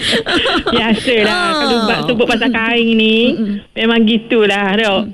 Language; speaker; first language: Malay; native; Malay